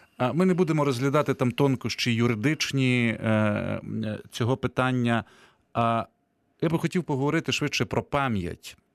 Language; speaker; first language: Ukrainian; native; Ukrainian